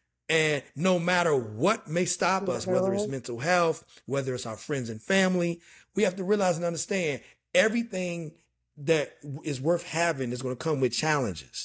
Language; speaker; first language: English; native; English